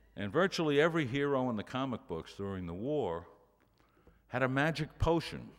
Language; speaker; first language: English; native; English